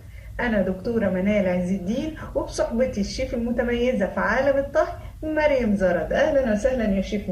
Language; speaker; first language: Arabic; native; Arabic